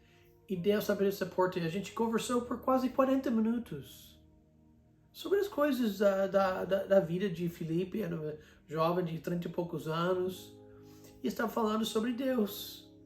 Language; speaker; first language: Portuguese; non-native, fluent; English